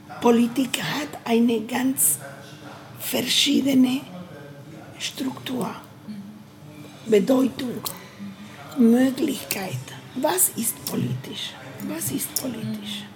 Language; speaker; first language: German; non-native, learner; Spanish